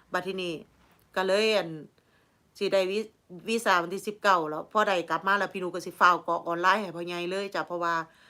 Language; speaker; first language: Thai; native; Thai